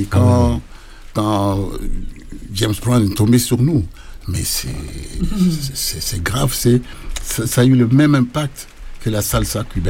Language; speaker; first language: French; non-native, local second language; Lingala